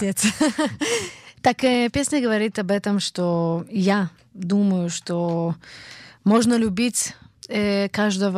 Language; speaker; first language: Russian; early bilingual, heritage; Russian